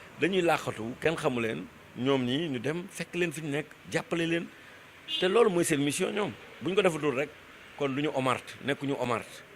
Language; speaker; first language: Wolof; non-native, local second language; Fula